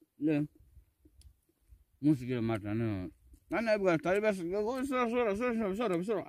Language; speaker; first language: Arabic; non-native, learner; Indonesian